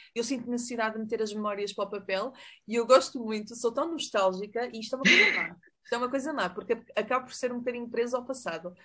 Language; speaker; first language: Portuguese; native; Portuguese